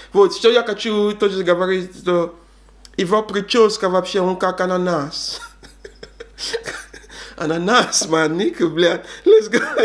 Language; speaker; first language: Russian; non-native, learner; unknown